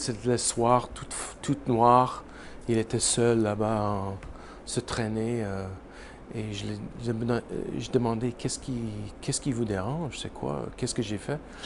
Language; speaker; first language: French; non-native, learner; English